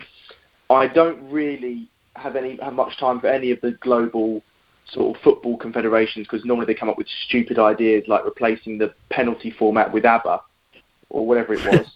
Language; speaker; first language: English; native; English